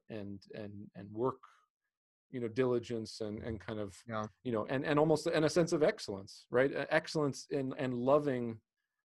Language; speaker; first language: English; native; English